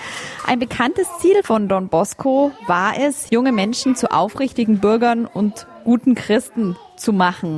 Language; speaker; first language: German; native; German